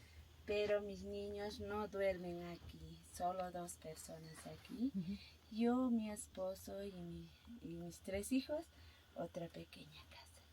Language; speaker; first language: Spanish; non-native, local second language; Aymara